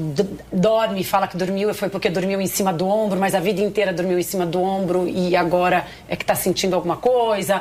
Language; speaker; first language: Portuguese; native; Portuguese